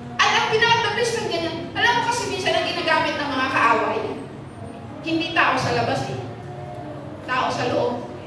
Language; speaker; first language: Filipino; non-native, local second language; Hiligaynon